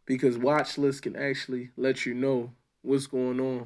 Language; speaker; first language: English; native; English